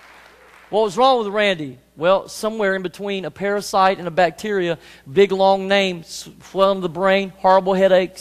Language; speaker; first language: English; native; English